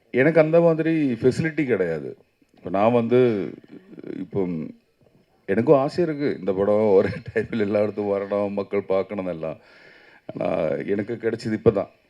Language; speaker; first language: Tamil; non-native, learner; Malayalam